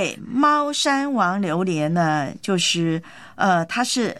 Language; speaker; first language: Chinese; native; Chinese